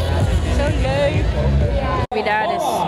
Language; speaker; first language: Dutch; native; Dutch